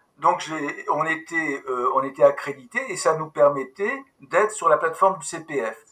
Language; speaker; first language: French; native; French